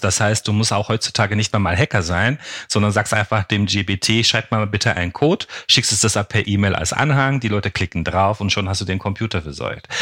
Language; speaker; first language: German; non-native, fluent; Turkish